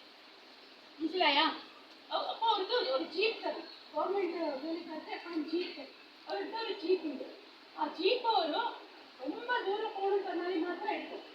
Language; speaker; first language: Malayalam; non-native, learner; Kannada